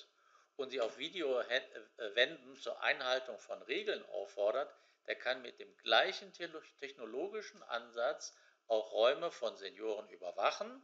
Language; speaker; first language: German; native; German